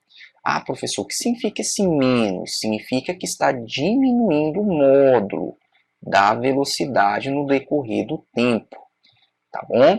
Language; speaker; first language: Portuguese; native; Portuguese